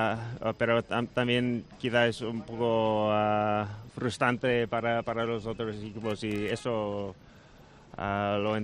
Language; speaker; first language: Spanish; non-native, fluent; Dutch